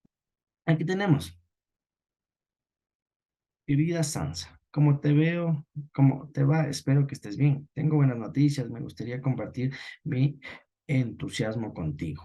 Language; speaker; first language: Spanish; native; Spanish